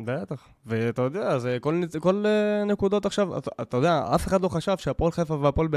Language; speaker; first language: Hebrew; native; Hebrew